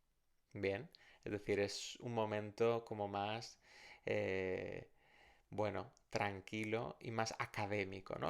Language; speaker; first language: Spanish; native; Spanish